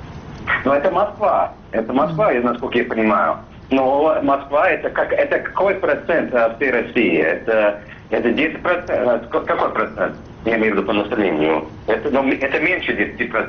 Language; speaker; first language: Russian; non-native, fluent; English